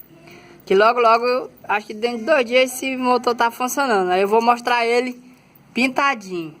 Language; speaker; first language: Portuguese; native; Portuguese